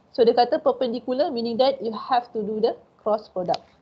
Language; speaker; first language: English; non-native, local second language; Malay